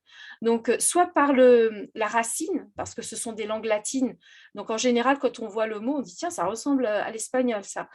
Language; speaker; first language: French; native; French